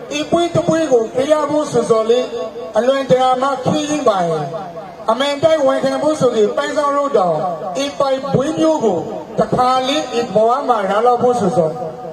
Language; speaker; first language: Burmese; native; Burmese